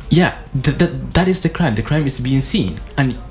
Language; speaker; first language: English; non-native, local second language; Hausa